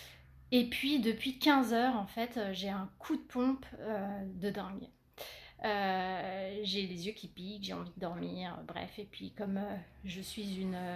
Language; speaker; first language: French; native; French